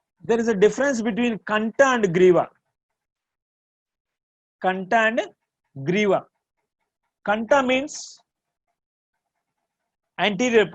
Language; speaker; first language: English; non-native, local second language; Tamil